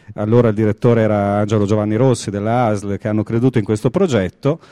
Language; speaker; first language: Italian; native; Italian